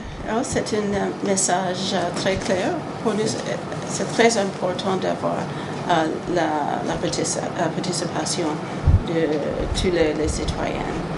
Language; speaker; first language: French; non-native, learner; English